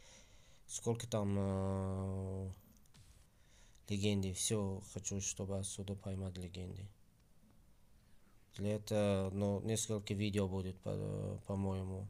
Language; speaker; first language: Russian; non-native, fluent; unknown